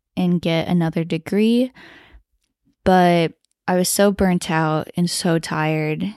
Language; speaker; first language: English; early bilingual, other home language; Chinese